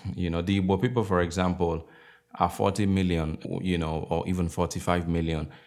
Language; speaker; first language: English; non-native, local second language; Igbo